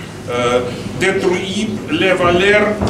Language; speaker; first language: French; non-native, fluent; Russian